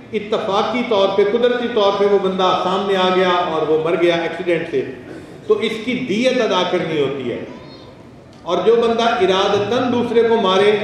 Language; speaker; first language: Urdu; non-native, local second language; Punjabi